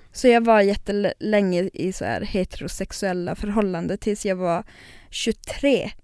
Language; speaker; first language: Swedish; non-native, local second language; Northern Sami